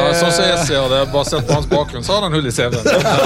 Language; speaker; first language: Norwegian; native; Norwegian